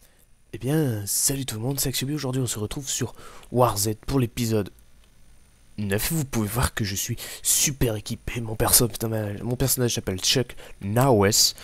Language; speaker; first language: French; native; French